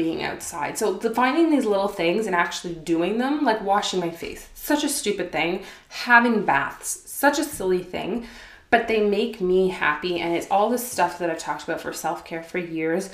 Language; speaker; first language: English; native; English